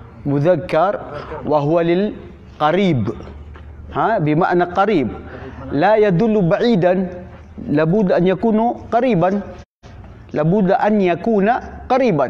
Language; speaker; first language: Arabic; non-native, fluent; Filipino